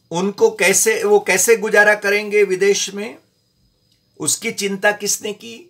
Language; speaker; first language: Hindi; non-native, local second language; Gujarati